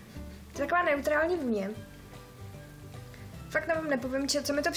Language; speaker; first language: Czech; native; Czech